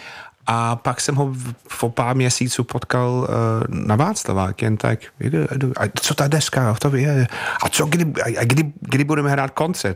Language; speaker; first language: Czech; non-native, fluent; English